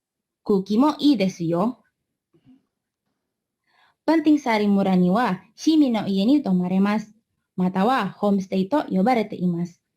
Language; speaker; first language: Japanese; non-native, learner; Indonesian